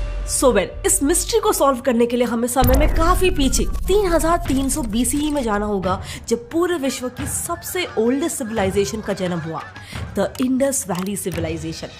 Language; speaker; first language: Hindi; native; Hindi